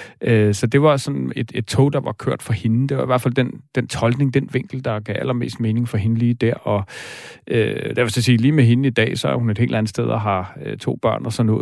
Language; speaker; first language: Danish; native; Danish